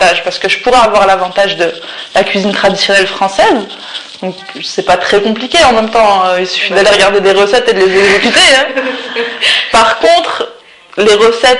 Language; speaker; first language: French; early bilingual, other home language; Arabic